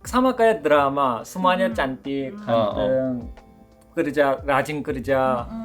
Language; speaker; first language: Indonesian; non-native, fluent; Korean